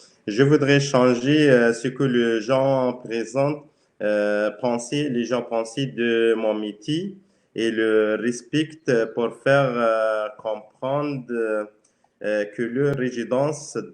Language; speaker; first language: French; non-native, learner; Spanish